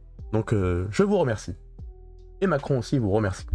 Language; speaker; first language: French; native; French